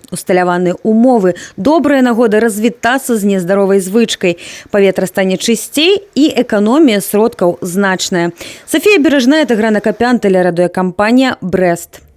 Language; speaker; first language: Belarusian; native; Belarusian